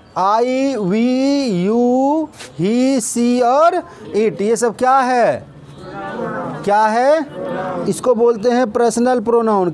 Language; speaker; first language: Hindi; native; Hindi